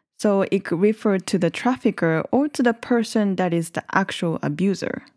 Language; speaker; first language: English; non-native, fluent; Japanese